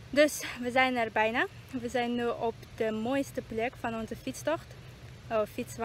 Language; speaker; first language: Dutch; non-native, learner; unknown